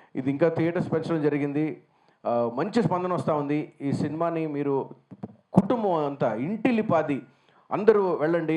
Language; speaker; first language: Telugu; native; Telugu